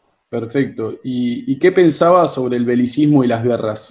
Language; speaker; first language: Spanish; native; Spanish